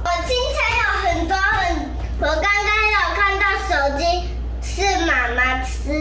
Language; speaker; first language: Chinese; early bilingual, heritage; Chinese